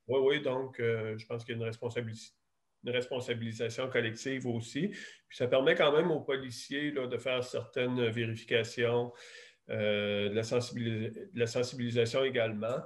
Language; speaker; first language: French; native; French